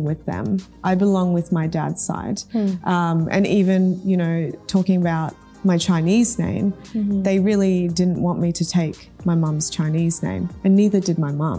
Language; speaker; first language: English; early bilingual, other home language; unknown